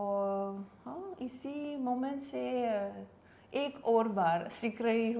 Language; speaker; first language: Hindi; non-native, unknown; Lithuanian